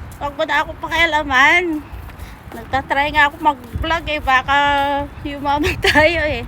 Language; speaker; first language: Filipino; native; Filipino